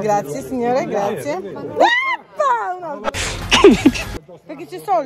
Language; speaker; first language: Italian; non-native, learner; Polish